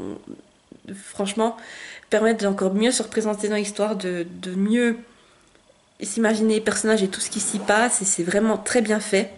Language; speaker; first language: French; native; French